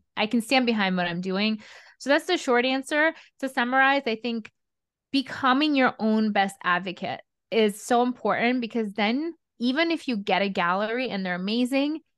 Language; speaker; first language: English; early bilingual, other home language; Russian